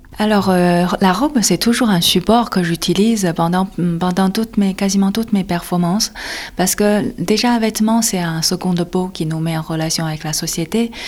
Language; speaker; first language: French; non-native, fluent; Chinese